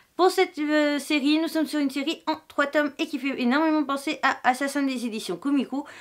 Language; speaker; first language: French; native; French